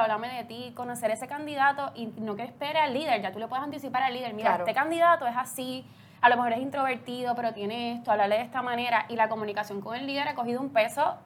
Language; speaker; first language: Spanish; native; Spanish